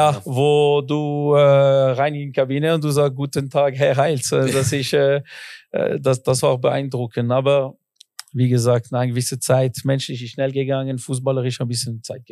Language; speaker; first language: German; non-native, local second language; French